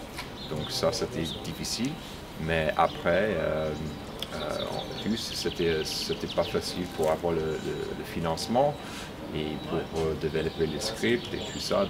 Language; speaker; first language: French; non-native, fluent; English